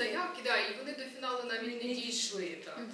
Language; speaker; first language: Ukrainian; native; Ukrainian